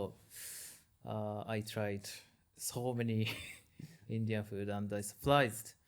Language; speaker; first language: English; non-native, learner; Japanese